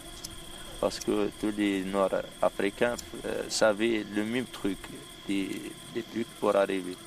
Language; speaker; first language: French; non-native, local second language; Arabic